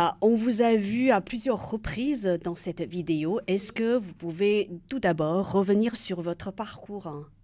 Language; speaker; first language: French; native; French